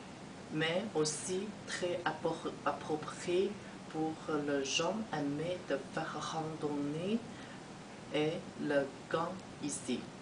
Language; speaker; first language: French; non-native, learner; Chinese